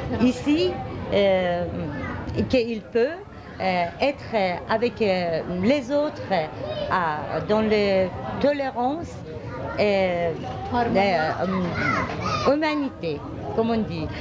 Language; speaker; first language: French; non-native, fluent; Persian